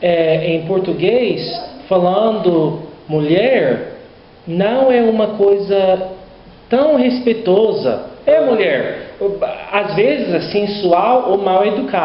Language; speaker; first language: Portuguese; non-native, learner; English